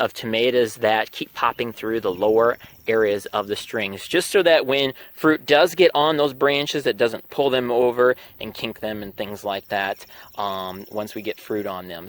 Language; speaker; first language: English; native; English